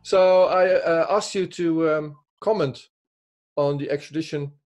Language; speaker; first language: English; non-native, fluent; Dutch